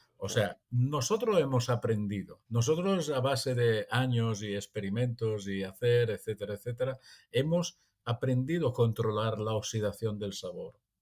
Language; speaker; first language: Spanish; non-native, fluent; Italian